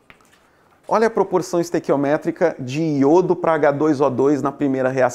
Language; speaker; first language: Portuguese; native; Portuguese